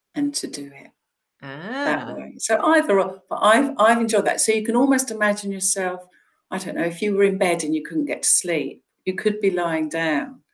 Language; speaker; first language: English; native; English